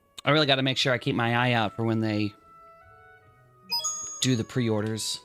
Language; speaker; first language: English; native; English